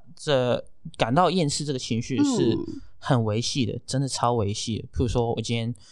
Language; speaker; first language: Chinese; non-native, fluent; Cantonese